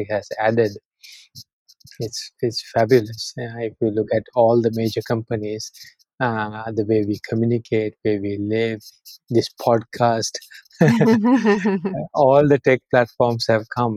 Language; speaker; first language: English; non-native, local second language; Sinhala